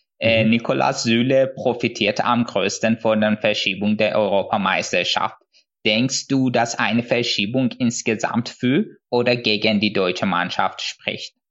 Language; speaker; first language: German; non-native, fluent; Persian